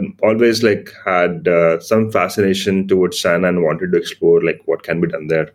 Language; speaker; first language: English; non-native, local second language; Hindi